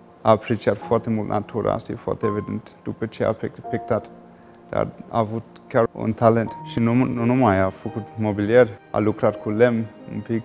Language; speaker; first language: Romanian; non-native, fluent; English